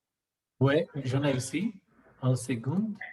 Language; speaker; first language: French; non-native, fluent; Portuguese